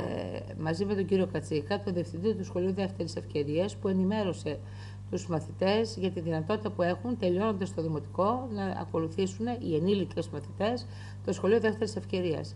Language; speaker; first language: Greek; native; Greek